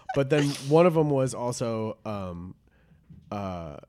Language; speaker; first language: English; native; English